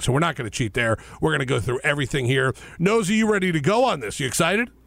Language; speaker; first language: English; native; English